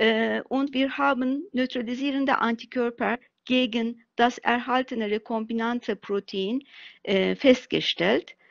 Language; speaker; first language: German; non-native, fluent; Turkish